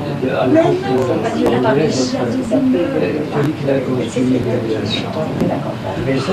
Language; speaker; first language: French; non-native, fluent; Persian